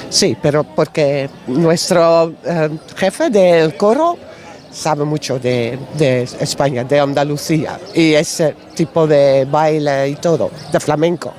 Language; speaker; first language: Spanish; non-native, learner; Dutch